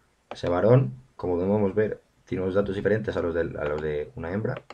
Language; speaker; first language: Spanish; native; Spanish